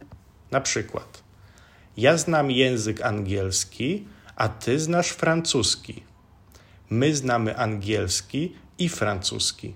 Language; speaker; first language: Polish; non-native, fluent; Czech